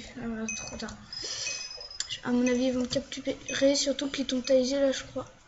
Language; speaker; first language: French; native; French